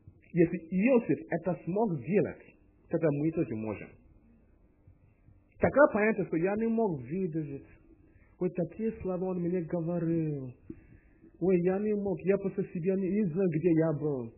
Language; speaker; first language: Russian; non-native, learner; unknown